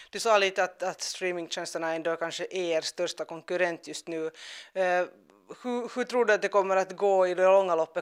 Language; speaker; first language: Swedish; native; Swedish